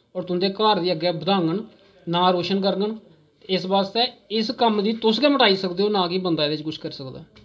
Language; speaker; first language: Punjabi; non-native, local second language; Dogri